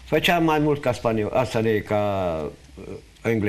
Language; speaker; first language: Romanian; non-native, local second language; Hungarian